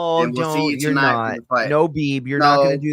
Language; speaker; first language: English; native; English